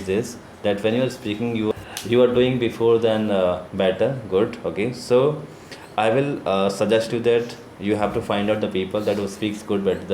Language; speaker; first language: English; non-native, local second language; Hindi